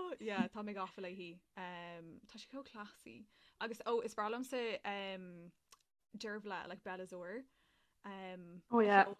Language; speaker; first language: Irish; native; Irish